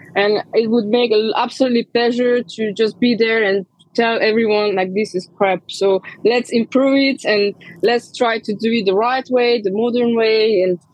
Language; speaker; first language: English; non-native, fluent; Romanian